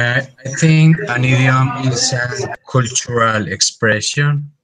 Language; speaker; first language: English; non-native, learner; Spanish